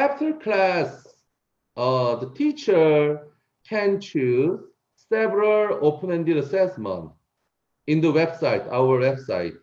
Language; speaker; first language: English; non-native, learner; Korean